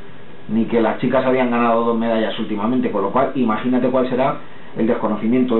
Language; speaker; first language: Spanish; native; Spanish